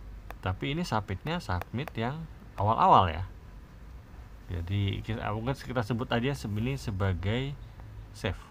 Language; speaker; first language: Indonesian; native; Indonesian